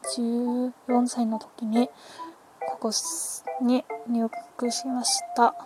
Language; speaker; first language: Japanese; early bilingual, other home language; Chinese